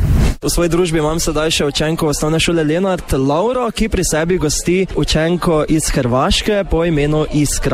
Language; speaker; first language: Slovenian; native; Slovenian